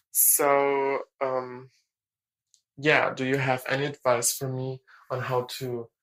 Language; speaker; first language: English; non-native, fluent; German